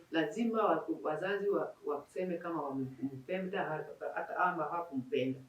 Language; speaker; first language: Swahili; non-native, local second language; Kikuyu